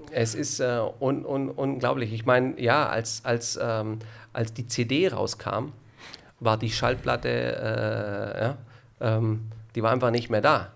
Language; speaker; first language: German; non-native, fluent; Italian